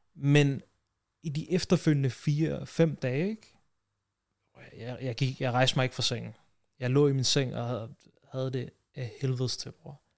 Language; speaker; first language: Danish; early bilingual, other home language; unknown